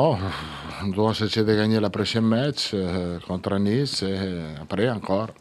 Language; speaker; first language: French; non-native, fluent; Italian